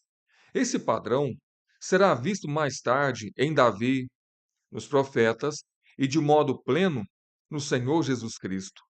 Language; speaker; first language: Portuguese; native; Portuguese